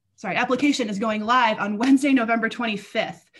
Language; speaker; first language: English; native; English